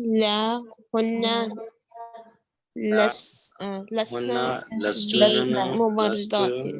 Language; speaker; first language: Arabic; non-native, learner; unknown